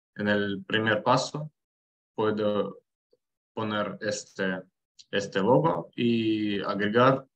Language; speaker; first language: Spanish; non-native, learner; Russian